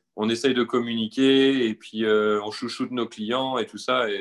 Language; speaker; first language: French; native; French